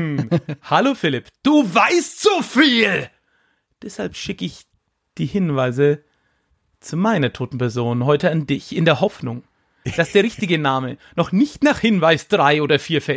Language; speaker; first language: German; native; German